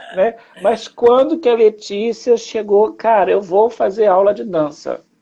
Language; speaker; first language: Portuguese; native; Portuguese